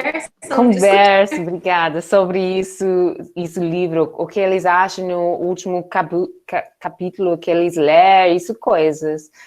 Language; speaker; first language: Portuguese; non-native, learner; English